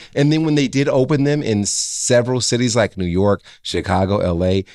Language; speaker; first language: English; native; English